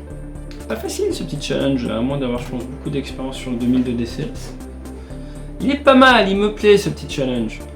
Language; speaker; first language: French; native; French